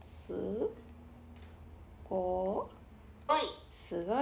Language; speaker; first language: Japanese; non-native, learner; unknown